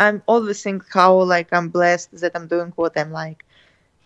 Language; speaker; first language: English; non-native, learner; Russian